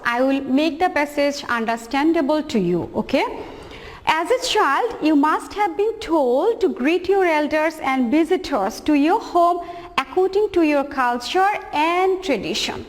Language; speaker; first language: English; non-native, local second language; Bangla